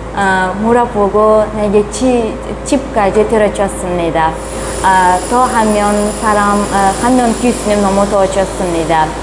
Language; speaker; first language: Korean; non-native, learner; Uzbek